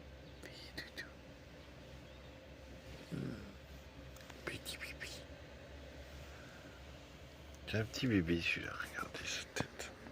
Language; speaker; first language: French; native; French